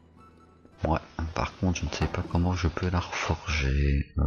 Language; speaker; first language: French; native; French